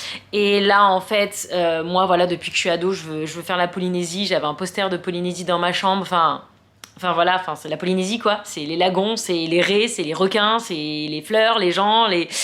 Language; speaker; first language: French; native; French